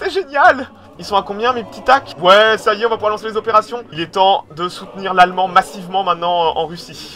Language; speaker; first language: French; native; French